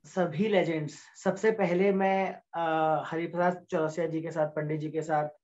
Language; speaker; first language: Hindi; native; Hindi